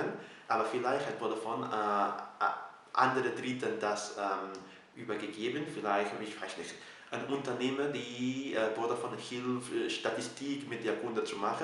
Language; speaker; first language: German; non-native, fluent; Catalan